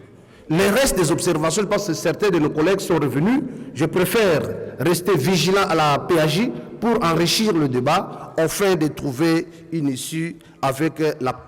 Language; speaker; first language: French; native; French